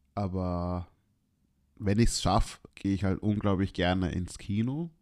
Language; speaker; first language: German; early bilingual, other home language; Swahili